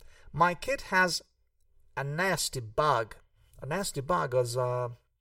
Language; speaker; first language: English; non-native, fluent; Hungarian